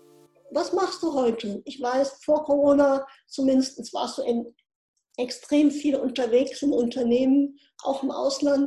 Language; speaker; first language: German; native; German